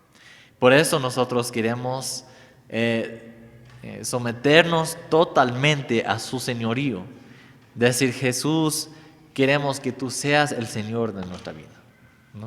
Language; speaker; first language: Spanish; non-native, fluent; English